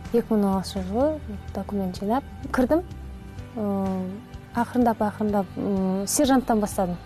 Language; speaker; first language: Kazakh; non-native, local second language; Russian